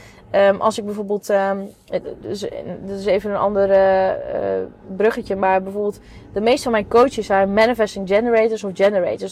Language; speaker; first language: Dutch; native; Dutch